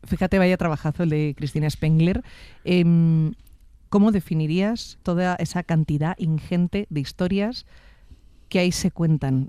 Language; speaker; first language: Spanish; native; Spanish